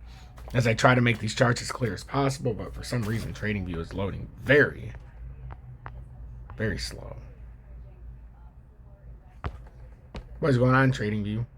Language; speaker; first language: English; native; English